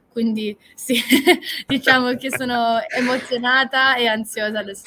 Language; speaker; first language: Italian; non-native, fluent; English